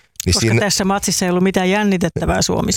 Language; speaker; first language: Finnish; native; Finnish